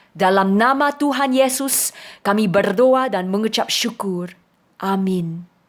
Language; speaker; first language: Indonesian; non-native, fluent; English